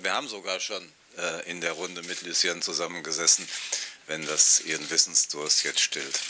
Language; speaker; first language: German; native; German